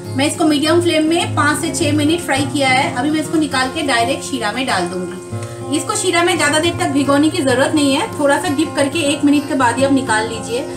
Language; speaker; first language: Hindi; non-native, local second language; Bangla